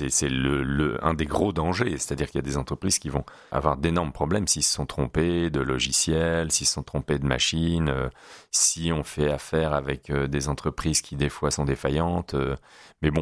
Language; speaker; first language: French; native; French